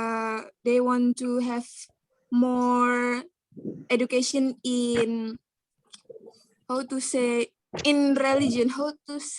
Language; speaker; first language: English; non-native, learner; Indonesian